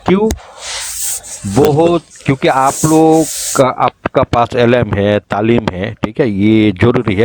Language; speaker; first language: Hindi; non-native, learner; Bangla